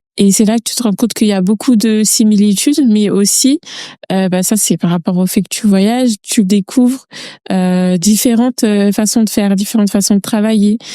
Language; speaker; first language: French; early bilingual, other home language; Bambara